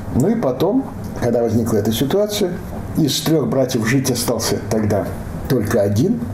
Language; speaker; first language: Russian; non-native, local second language; Yiddish